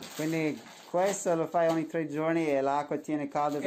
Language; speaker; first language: Italian; non-native, learner; English